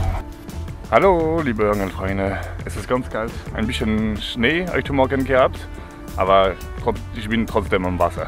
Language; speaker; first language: German; non-native, fluent; French